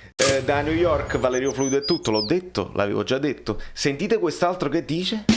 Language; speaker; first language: Italian; native; Italian